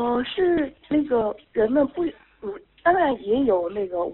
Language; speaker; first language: Chinese; non-native, fluent; Korean